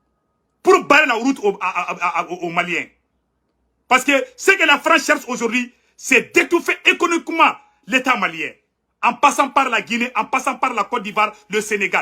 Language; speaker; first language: French; non-native, local second language; Bambara